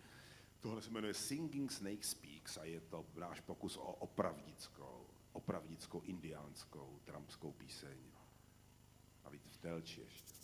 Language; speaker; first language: Czech; native; Czech